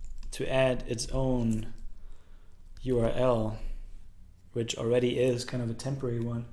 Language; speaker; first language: English; non-native, fluent; German